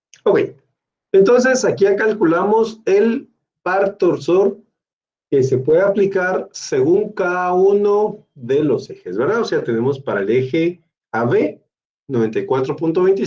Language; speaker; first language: Spanish; native; Spanish